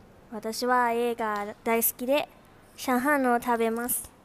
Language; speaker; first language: Japanese; non-native, learner; Thai